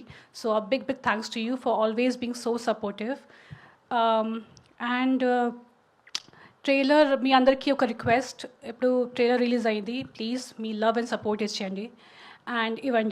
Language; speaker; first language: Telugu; non-native, fluent; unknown